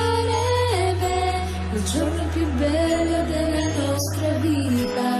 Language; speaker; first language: Italian; non-native, learner; Filipino